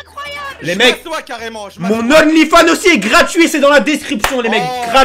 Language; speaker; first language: French; native; French